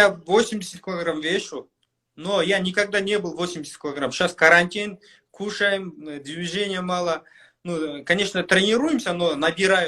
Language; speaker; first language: Russian; non-native, local second language; Kyrgyz